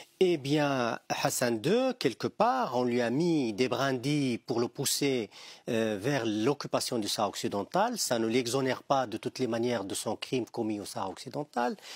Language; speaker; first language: French; non-native, local second language; Arabic